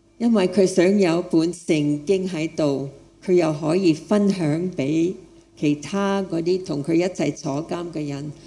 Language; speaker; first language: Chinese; non-native, fluent; English